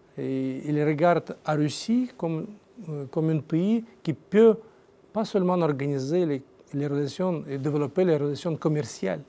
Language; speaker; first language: French; non-native, learner; Russian